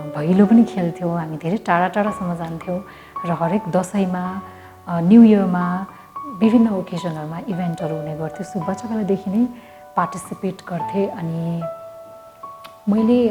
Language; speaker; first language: Nepali; native; Nepali